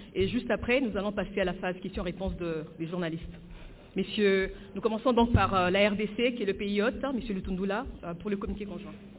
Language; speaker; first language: French; non-native, local second language; Lingala